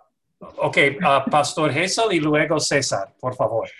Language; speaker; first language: Spanish; non-native, fluent; English